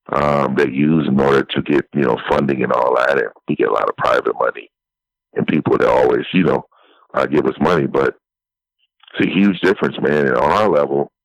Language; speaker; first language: English; native; English